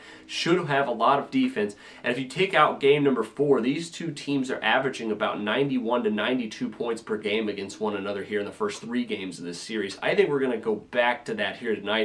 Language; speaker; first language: English; native; English